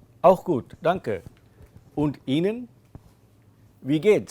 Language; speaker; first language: German; non-native, fluent; English